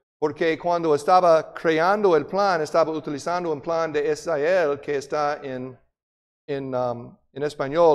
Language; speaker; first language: Spanish; non-native, fluent; English